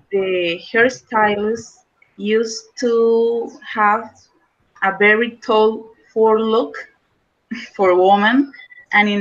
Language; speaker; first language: English; non-native, learner; Spanish